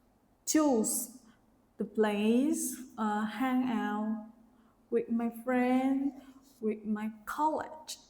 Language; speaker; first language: English; non-native, learner; Vietnamese